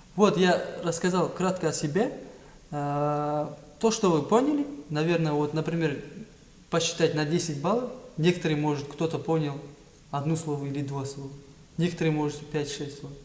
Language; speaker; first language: Russian; non-native, local second language; Kazakh